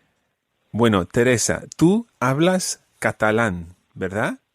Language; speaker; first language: Spanish; non-native, fluent; English